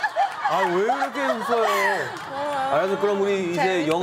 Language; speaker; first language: Korean; non-native, learner; English